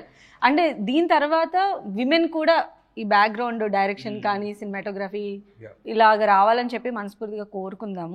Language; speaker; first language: Telugu; native; Telugu